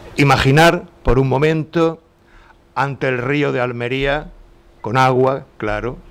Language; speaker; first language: Spanish; native; Spanish